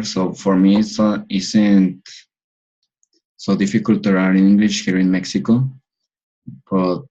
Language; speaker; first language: English; non-native, learner; Spanish